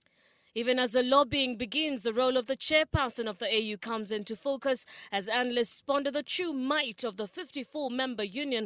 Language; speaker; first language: English; non-native, local second language; Swahili